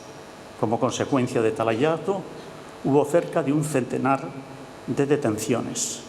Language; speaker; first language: Spanish; native; Spanish